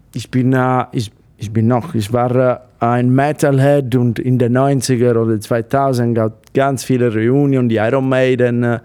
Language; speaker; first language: German; non-native, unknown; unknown